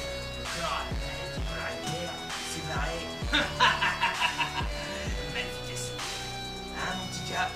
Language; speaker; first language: French; native; French